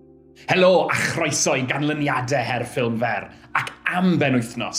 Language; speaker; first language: Welsh; native; Welsh